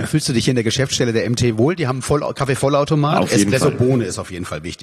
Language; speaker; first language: German; native; German